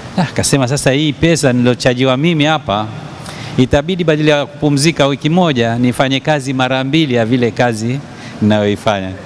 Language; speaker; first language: Swahili; native; Swahili